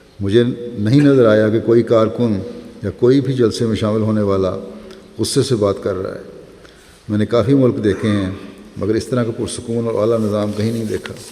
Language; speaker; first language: Urdu; native; Urdu